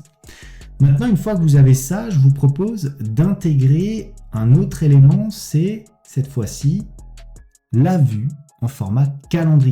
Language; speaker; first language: French; native; French